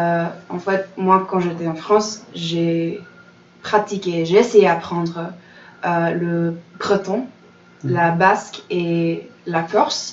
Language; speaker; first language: French; non-native, fluent; English